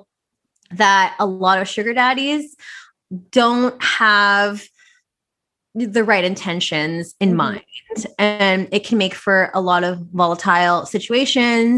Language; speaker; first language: English; native; English